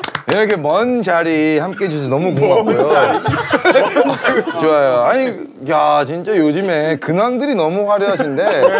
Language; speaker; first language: Korean; early bilingual, heritage; Korean